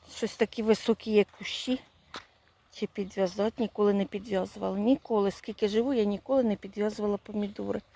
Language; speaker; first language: Ukrainian; native; Ukrainian